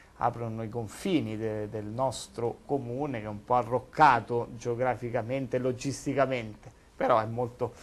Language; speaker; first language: Italian; native; Italian